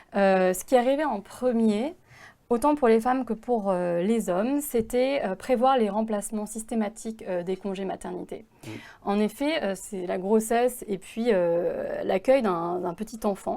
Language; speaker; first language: French; native; French